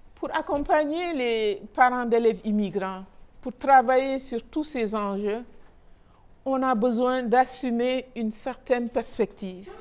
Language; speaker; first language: French; non-native, local second language; Wolof